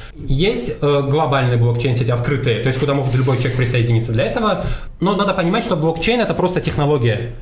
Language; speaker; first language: Russian; non-native, local second language; Tajik